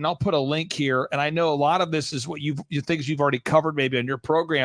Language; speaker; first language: English; native; English